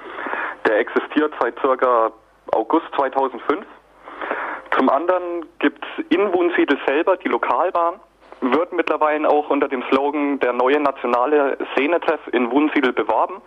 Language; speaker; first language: German; native; German